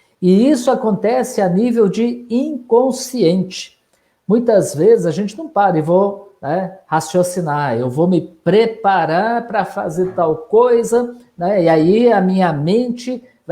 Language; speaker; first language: Portuguese; native; Portuguese